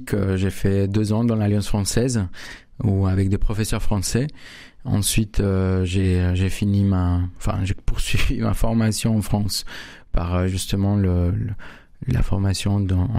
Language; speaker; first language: French; non-native, fluent; Spanish